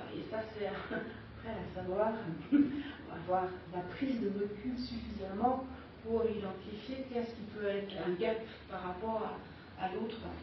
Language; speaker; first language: French; non-native, fluent; German